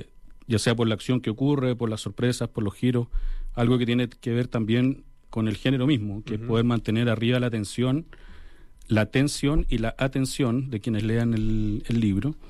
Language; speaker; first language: Spanish; native; Spanish